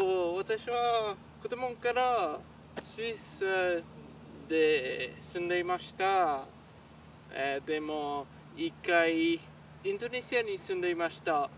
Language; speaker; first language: Japanese; non-native, learner; French